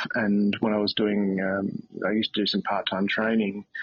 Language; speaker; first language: English; native; English